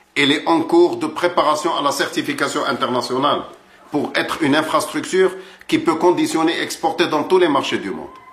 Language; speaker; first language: French; non-native, local second language; Arabic